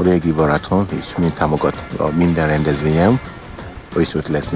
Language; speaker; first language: Hungarian; non-native, learner; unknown